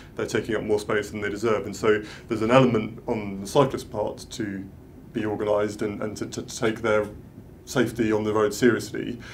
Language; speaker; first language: English; native; English